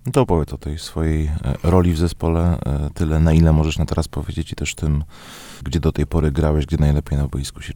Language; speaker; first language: Polish; native; Polish